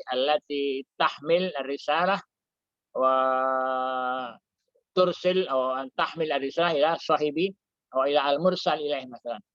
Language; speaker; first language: Arabic; non-native, fluent; Indonesian